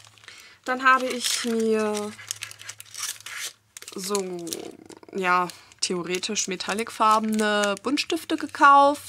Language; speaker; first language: German; native; German